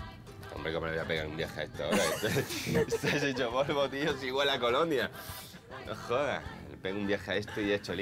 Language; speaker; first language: Spanish; native; Spanish